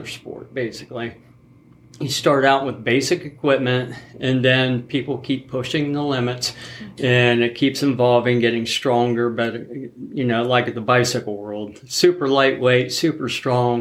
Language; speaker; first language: English; native; English